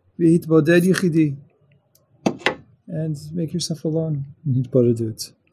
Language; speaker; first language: English; native; English